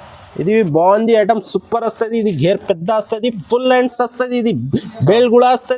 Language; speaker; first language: Telugu; non-native, local second language; Urdu